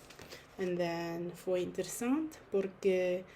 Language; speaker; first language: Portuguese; non-native, learner; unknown